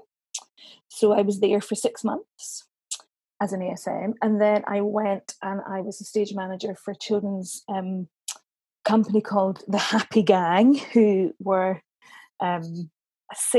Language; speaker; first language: English; native; English